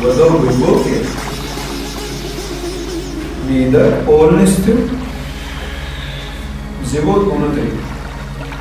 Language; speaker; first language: Russian; non-native, learner; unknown